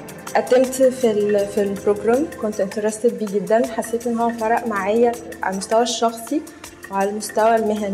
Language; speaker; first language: Arabic; native; Arabic